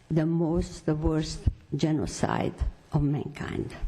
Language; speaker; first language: English; non-native, fluent; Romanian